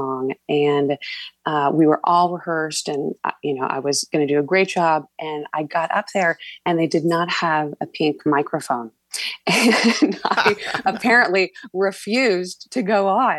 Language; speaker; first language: English; native; English